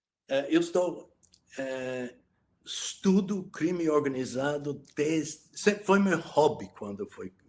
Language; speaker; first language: Portuguese; non-native, fluent; English